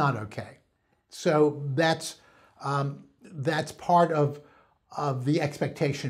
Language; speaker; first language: English; native; English